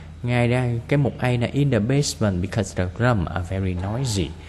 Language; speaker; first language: English; non-native, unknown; Vietnamese